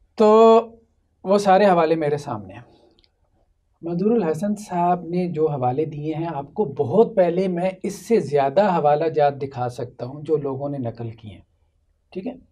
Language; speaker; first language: Urdu; native; Urdu